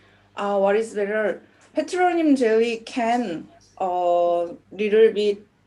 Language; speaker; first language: English; non-native, learner; Korean